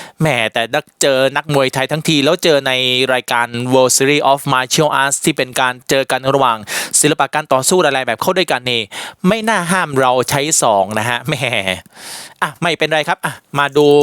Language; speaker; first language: Thai; native; Thai